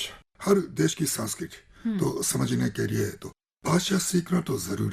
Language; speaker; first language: Hindi; non-native, fluent; Japanese